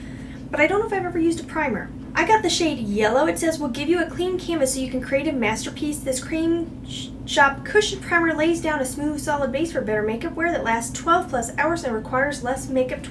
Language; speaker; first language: English; native; English